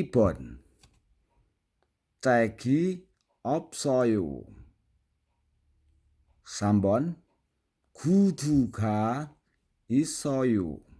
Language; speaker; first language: Korean; non-native, fluent; Indonesian